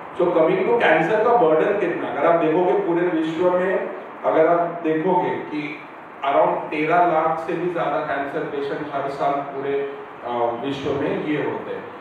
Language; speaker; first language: Hindi; non-native, local second language; Marathi